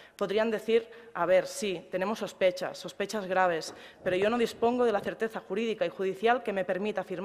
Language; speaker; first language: Spanish; non-native, local second language; Catalan